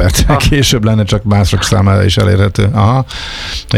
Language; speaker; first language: Hungarian; native; Hungarian